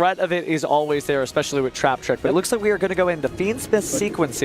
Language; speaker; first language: English; native; English